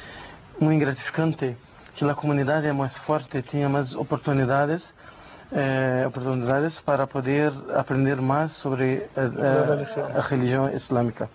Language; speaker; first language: Spanish; non-native, learner; Portuguese